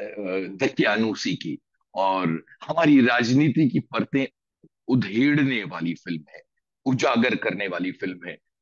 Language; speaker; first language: Hindi; native; Hindi